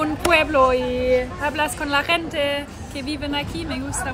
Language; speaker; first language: Spanish; non-native, learner; German